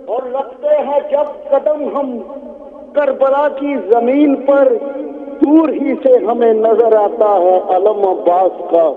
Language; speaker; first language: Urdu; native; Urdu